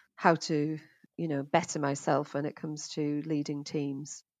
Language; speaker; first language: English; native; English